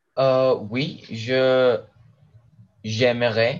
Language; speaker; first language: French; non-native, learner; Spanish